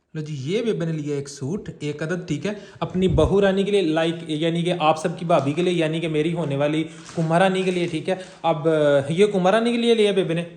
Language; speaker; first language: Urdu; non-native, local second language; Punjabi